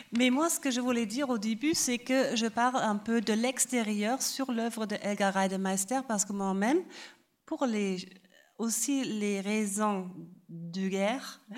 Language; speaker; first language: French; non-native, fluent; German